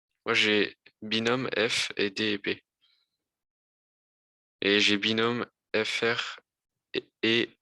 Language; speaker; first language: French; native; French